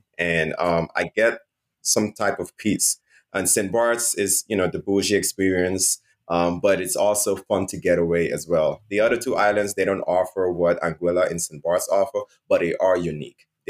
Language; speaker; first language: English; non-native, fluent; Dutch